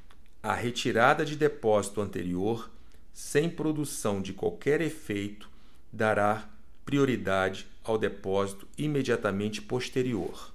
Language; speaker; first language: Portuguese; native; Portuguese